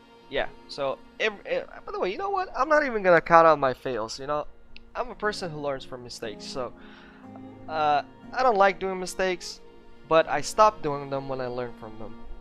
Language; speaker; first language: English; non-native, fluent; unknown